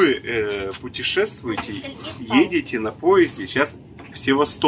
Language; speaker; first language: Russian; native; Russian